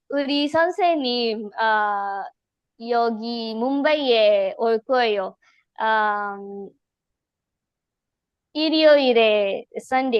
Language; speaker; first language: Korean; non-native, learner; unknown